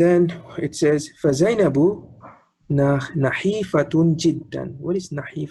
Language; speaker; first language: Arabic; non-native, fluent; English